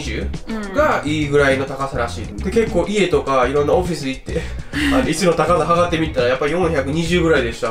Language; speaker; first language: Japanese; native; Japanese